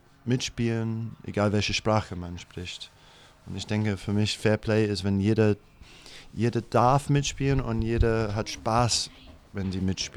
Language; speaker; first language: German; non-native, fluent; English